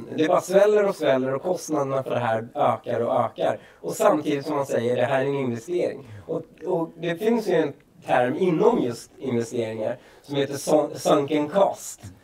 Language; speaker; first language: Swedish; early bilingual, other home language; Persian